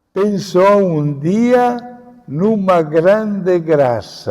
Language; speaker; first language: Portuguese; non-native, fluent; Italian